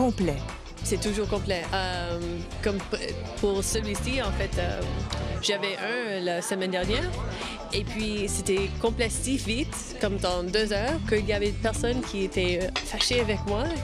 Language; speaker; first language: French; non-native, local second language; English